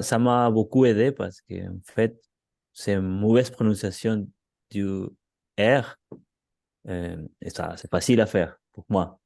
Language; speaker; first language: French; non-native, learner; Spanish